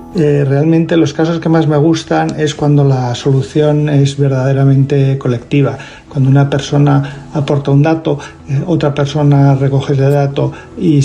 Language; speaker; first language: Spanish; native; Spanish